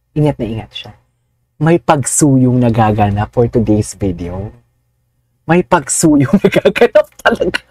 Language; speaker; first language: Filipino; non-native, local second language; Hiligaynon